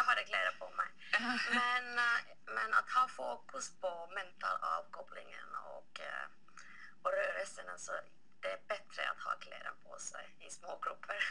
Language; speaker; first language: Swedish; non-native, local second language; Finnish